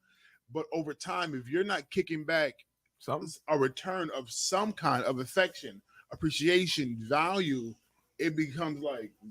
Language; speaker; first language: English; native; English